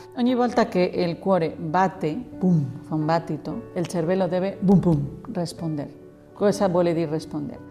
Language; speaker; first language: Italian; non-native, learner; Spanish